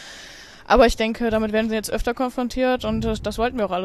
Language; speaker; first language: German; native; German